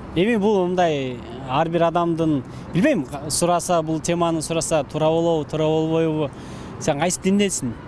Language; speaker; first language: Kyrgyz; native; Kyrgyz